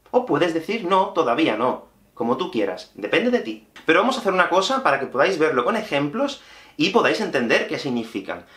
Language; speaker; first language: Spanish; native; Spanish